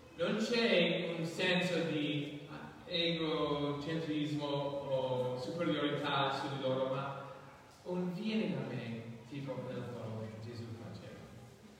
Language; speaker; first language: Italian; non-native, fluent; English